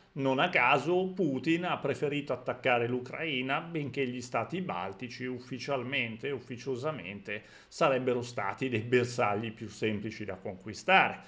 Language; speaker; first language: Italian; native; Italian